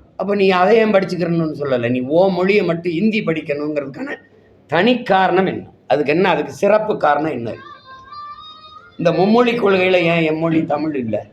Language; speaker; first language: Tamil; native; Tamil